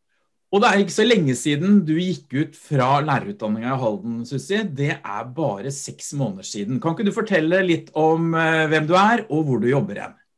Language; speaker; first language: Norwegian; native; Norwegian